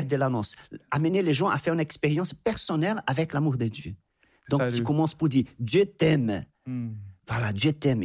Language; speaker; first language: French; non-native, fluent; Portuguese